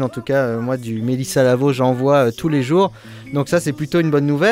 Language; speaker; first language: French; native; French